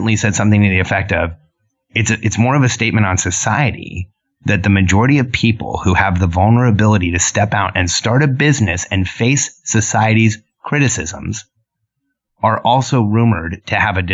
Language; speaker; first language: English; early bilingual, other home language; Spanish